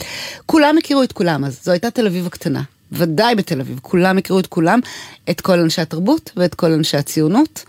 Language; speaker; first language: Hebrew; native; Hebrew